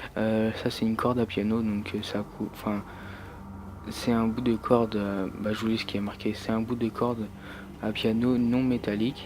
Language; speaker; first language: French; native; French